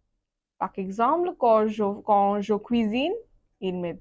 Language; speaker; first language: French; non-native, learner; Bangla